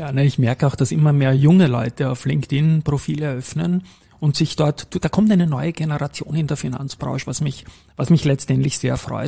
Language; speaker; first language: German; native; German